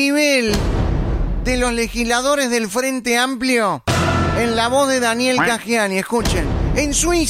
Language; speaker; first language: Spanish; native; Spanish